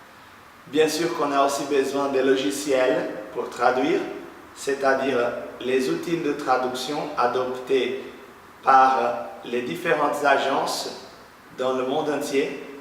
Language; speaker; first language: French; non-native, fluent; Portuguese